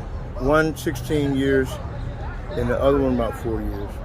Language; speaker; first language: English; native; English